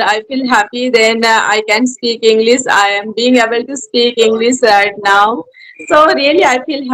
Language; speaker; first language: English; non-native, learner; Bangla